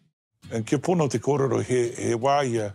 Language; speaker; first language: Māori; non-native, local second language; English